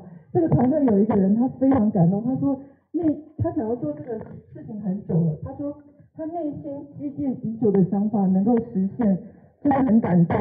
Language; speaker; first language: Chinese; native; Chinese